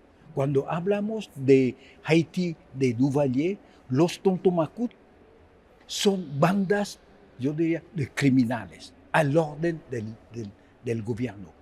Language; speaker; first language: Spanish; non-native, fluent; Haitian Creole